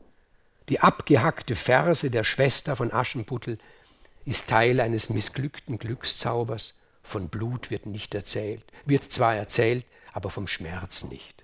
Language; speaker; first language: German; native; German